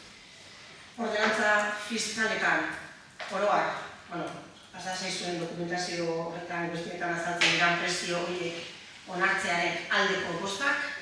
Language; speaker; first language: Basque; native; Basque